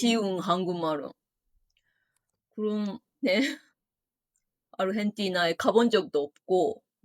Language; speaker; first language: Korean; non-native, fluent; Japanese